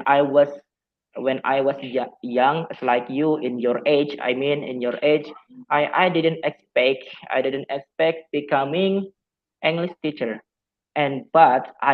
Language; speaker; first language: English; non-native, fluent; Javanese